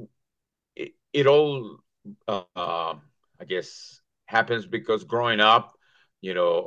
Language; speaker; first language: English; non-native, fluent; Spanish